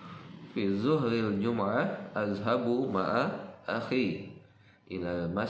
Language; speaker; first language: Arabic; non-native, fluent; Indonesian